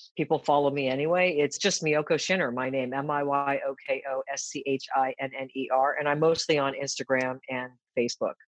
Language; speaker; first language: English; early bilingual, other home language; Japanese